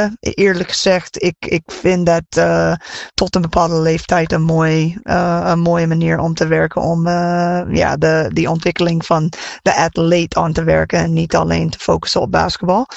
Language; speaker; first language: Dutch; non-native, fluent; English